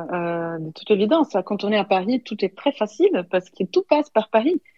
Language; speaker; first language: French; non-native, fluent; Portuguese